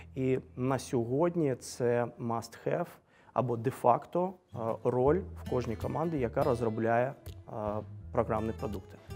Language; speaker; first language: Ukrainian; non-native, local second language; Russian